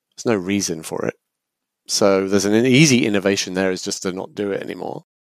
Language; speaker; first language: English; native; English